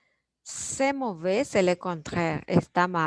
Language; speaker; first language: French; non-native, fluent; Spanish